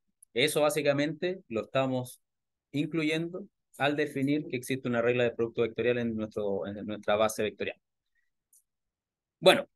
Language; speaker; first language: Spanish; native; Spanish